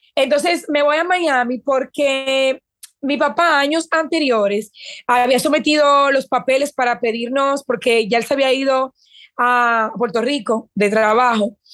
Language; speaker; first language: Spanish; native; Spanish